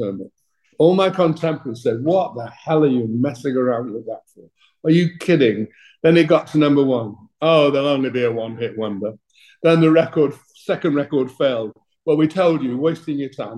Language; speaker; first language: English; native; English